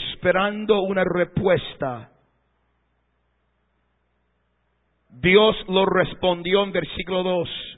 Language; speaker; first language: Spanish; non-native, fluent; English